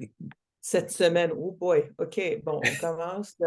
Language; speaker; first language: French; non-native, local second language; English